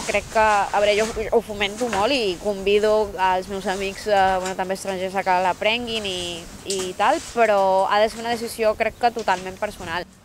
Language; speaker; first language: Catalan; non-native, fluent; Spanish